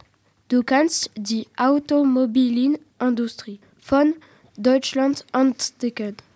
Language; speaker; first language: German; non-native, learner; French